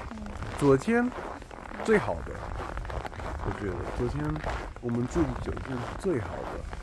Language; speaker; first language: Chinese; non-native, learner; English